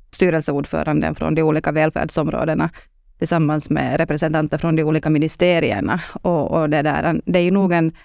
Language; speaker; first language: Swedish; non-native, local second language; Finnish